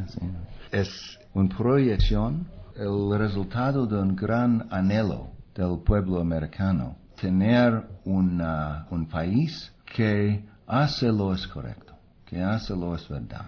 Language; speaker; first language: Spanish; non-native, fluent; English